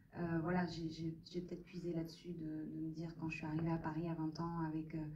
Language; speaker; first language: French; native; French